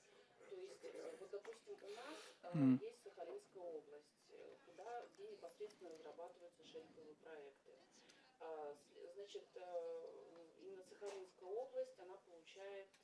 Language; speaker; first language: Russian; native; Russian